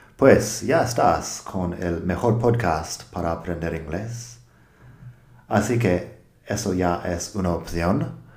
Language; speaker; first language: Spanish; non-native, fluent; English